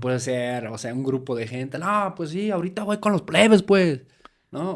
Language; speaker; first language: Spanish; native; Spanish